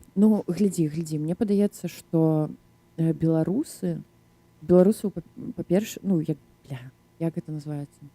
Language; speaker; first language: Belarusian; non-native, local second language; Russian